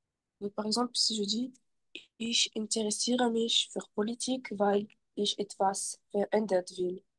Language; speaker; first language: German; non-native, fluent; French